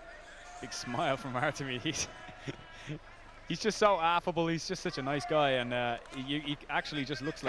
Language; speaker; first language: English; native; English